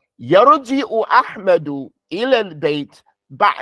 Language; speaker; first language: Arabic; non-native, fluent; English